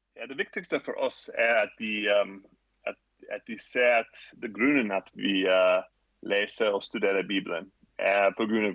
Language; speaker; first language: Norwegian; non-native, fluent; English